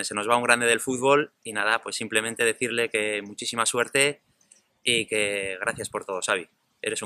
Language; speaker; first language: Spanish; native; Spanish